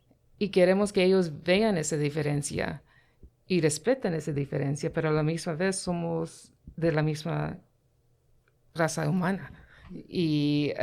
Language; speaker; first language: Spanish; early bilingual, heritage; Spanish